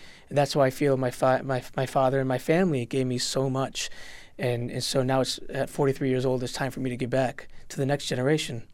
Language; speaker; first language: English; native; English